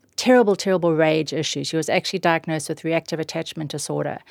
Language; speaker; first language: English; native; English